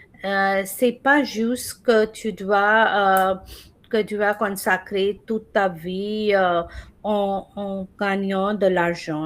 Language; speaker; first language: French; non-native, fluent; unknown